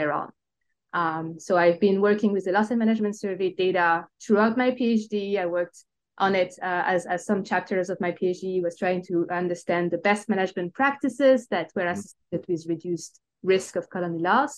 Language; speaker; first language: English; non-native, fluent; French